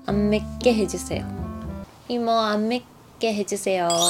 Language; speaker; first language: Korean; non-native, learner; Japanese